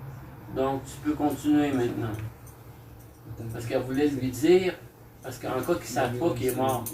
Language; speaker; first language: French; native; French